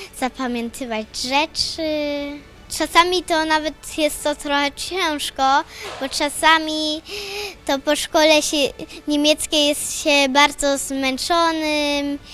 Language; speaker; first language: Polish; early bilingual, heritage; Polish